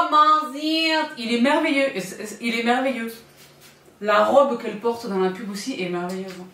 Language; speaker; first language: French; native; French